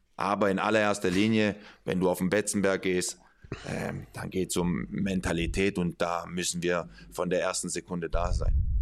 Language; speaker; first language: German; early bilingual, other home language; Spanish